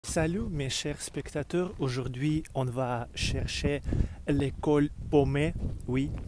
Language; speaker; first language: French; non-native, learner; Russian